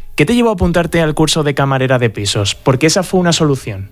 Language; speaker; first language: Spanish; native; Spanish